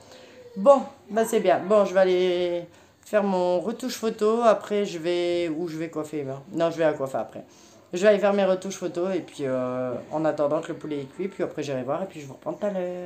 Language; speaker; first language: French; native; French